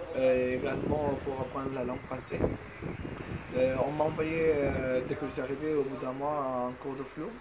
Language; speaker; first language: French; non-native, fluent; Bangla